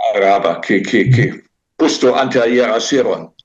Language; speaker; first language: Spanish; non-native, fluent; German